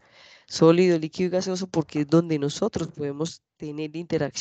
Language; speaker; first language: Spanish; native; Spanish